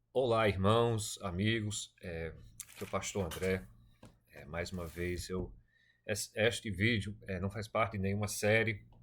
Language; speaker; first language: Portuguese; non-native, fluent; English